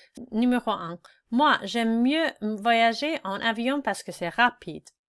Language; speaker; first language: French; non-native, fluent; English